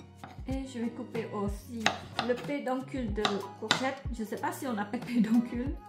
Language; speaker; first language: French; non-native, fluent; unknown